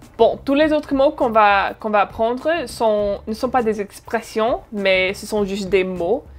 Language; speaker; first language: French; non-native, fluent; English